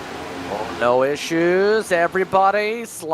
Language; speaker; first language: English; native; English